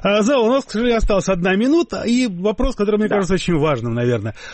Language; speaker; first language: Russian; native; Russian